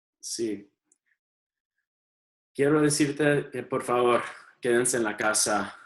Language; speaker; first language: Spanish; early bilingual, heritage; Spanish